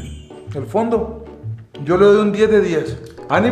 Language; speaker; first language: Spanish; native; Spanish